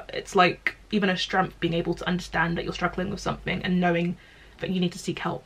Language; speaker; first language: English; native; English